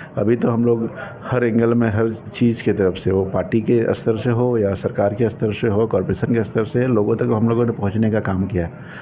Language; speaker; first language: Hindi; native; Hindi